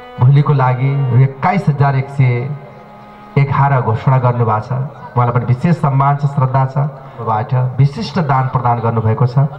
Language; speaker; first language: Nepali; native; Nepali